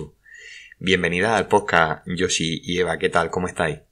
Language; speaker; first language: Spanish; native; Spanish